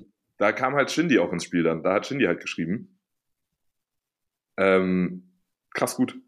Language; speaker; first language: German; native; German